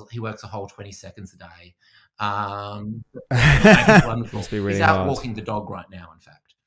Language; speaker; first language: English; native; English